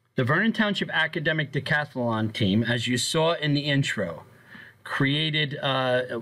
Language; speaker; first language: English; native; English